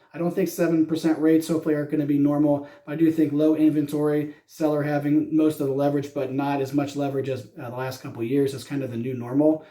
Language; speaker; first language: English; native; English